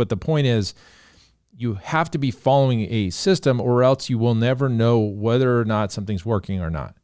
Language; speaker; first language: English; native; English